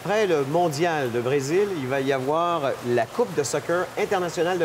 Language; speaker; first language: French; native; French